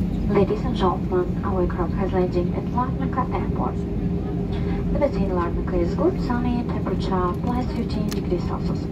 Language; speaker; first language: English; non-native, learner; Russian